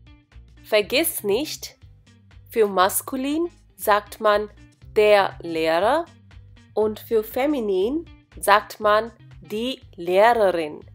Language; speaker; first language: German; non-native, fluent; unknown